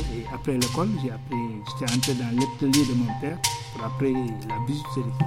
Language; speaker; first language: French; non-native, local second language; Wolof